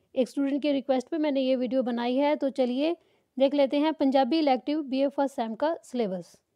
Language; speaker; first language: Hindi; non-native, local second language; Punjabi